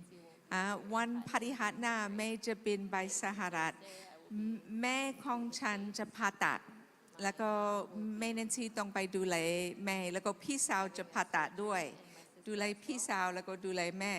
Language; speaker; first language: Thai; non-native, fluent; English